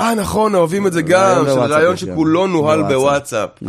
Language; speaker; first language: Hebrew; native; Hebrew